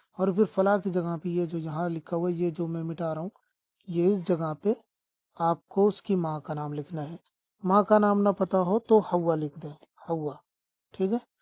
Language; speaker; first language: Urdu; non-native, local second language; Sindhi